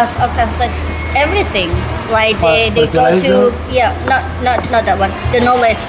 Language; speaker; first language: English; non-native, learner; Thai